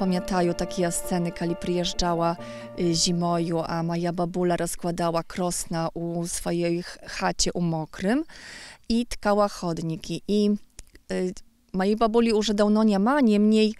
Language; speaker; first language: Polish; non-native, local second language; Belarusian